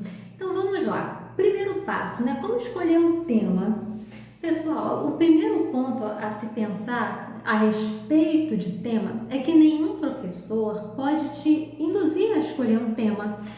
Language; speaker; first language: Portuguese; native; Portuguese